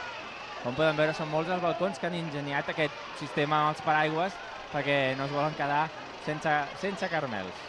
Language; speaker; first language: Catalan; native; Catalan